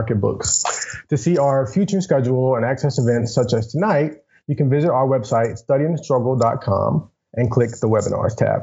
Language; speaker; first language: English; native; English